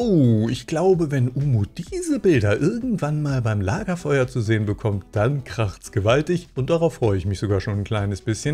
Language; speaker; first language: German; native; German